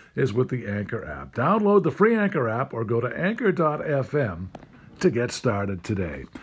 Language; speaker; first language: English; native; English